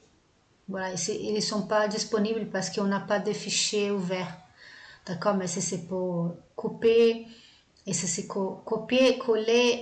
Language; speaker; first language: French; non-native, fluent; Portuguese